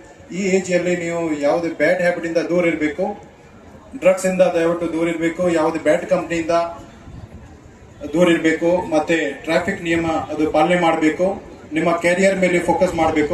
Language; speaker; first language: Kannada; non-native, fluent; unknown